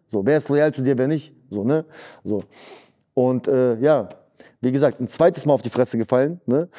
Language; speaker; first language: German; early bilingual, other home language; Russian